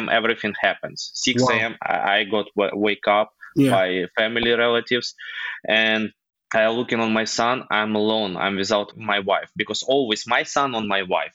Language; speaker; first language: English; non-native, fluent; Ukrainian